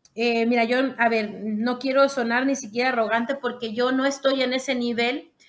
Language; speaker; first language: Spanish; native; Spanish